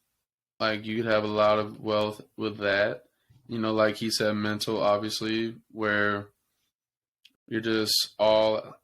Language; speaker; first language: English; native; English